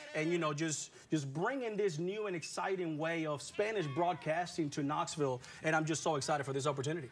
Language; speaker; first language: English; early bilingual, other home language; Spanish